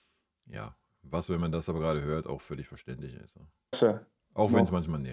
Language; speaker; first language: German; native; German